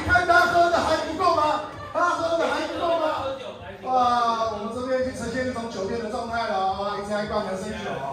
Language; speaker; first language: Chinese; native; Chinese